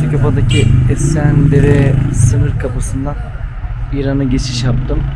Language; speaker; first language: Turkish; non-native, local second language; Kurdish